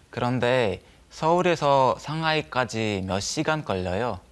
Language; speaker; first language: Korean; non-native, learner; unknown